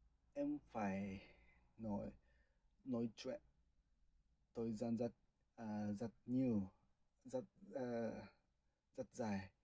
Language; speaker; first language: Vietnamese; non-native, learner; Japanese